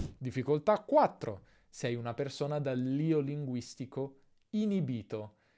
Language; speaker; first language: Italian; native; Italian